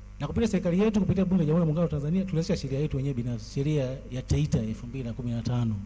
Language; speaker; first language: Swahili; native; Swahili